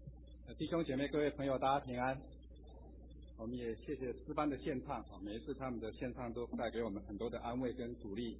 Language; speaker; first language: Chinese; native; Chinese